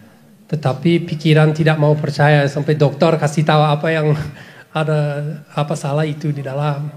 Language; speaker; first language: Indonesian; non-native, fluent; English